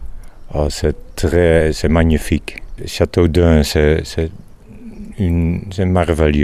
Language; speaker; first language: French; non-native, learner; Dutch